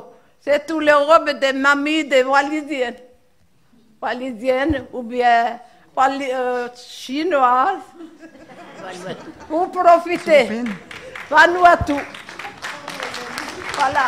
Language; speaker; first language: French; non-native, local second language; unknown